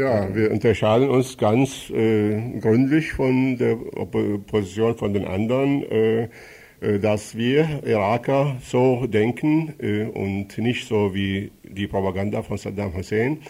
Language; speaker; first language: German; non-native, fluent; Arabic